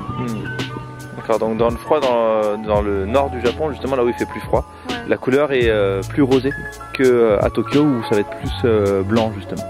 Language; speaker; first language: French; native; French